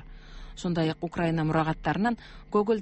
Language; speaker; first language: Kazakh; native; Kazakh